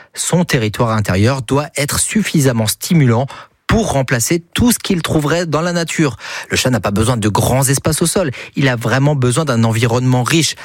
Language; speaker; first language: French; native; French